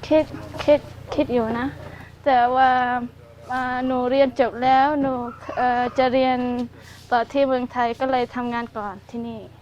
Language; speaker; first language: Thai; early bilingual, heritage; Thai